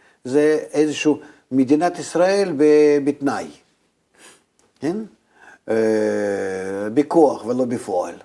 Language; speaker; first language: Hebrew; non-native, fluent; Russian